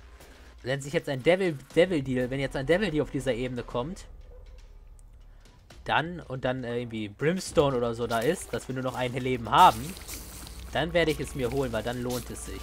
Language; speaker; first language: German; native; German